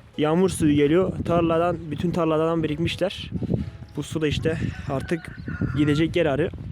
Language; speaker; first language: Turkish; non-native, local second language; Kurdish